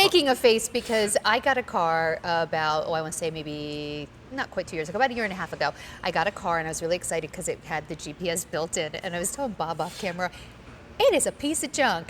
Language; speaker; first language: English; native; English